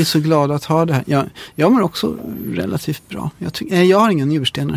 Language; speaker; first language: Swedish; native; Swedish